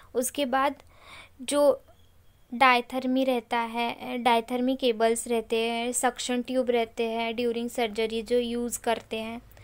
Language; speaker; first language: Hindi; non-native, local second language; Marathi